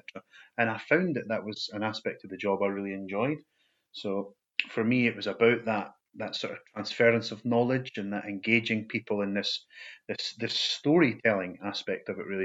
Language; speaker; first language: English; native; English